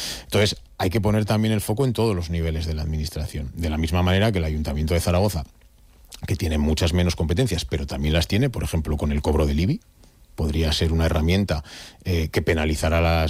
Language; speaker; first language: Spanish; native; Spanish